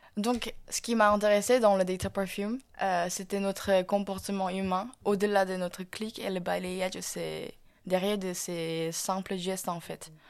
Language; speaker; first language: French; non-native, fluent; Korean